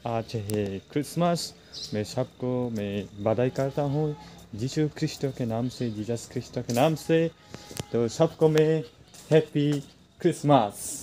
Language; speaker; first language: Hindi; non-native, local second language; Kok Borok